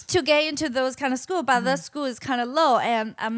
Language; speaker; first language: English; non-native, fluent; Chinese